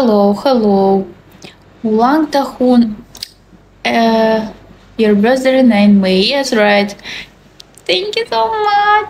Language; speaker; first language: English; non-native, learner; Russian